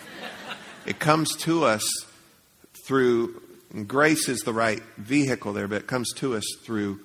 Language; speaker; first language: English; native; English